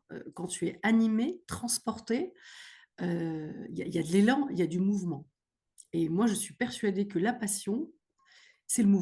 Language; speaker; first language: French; native; French